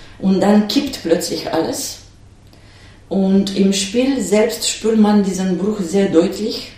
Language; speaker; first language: German; non-native, fluent; Romanian